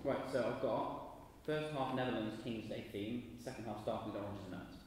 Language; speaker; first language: English; native; English